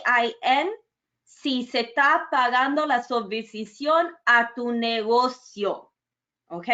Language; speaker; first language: Spanish; early bilingual, other home language; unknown